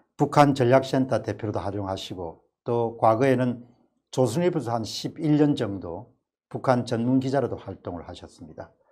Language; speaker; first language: Korean; native; Korean